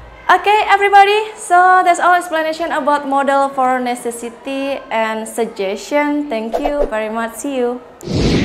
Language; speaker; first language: English; non-native, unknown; Indonesian